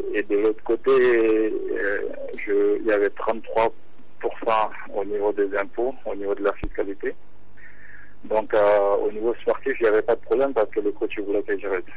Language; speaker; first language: French; non-native, local second language; Bambara